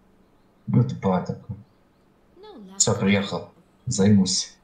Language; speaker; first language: Russian; native; Russian